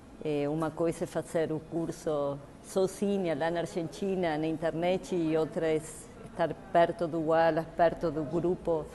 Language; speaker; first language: Portuguese; non-native, fluent; Spanish